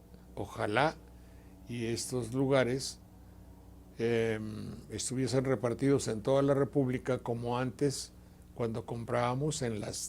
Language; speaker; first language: Spanish; native; Spanish